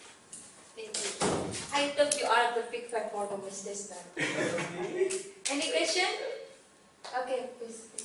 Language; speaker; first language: English; non-native, learner; Indonesian